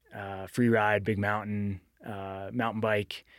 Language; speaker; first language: English; native; English